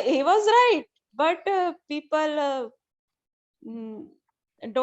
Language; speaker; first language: English; non-native, learner; Hindi